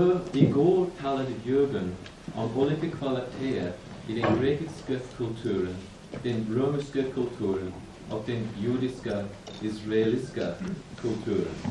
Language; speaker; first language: Swedish; non-native, fluent; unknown